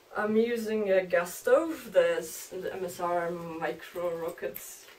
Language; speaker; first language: English; non-native, fluent; Polish